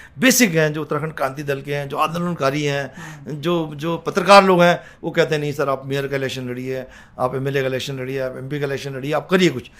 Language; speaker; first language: Hindi; native; Hindi